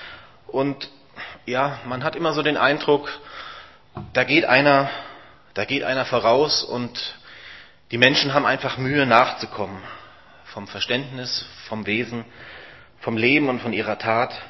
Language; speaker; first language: German; native; German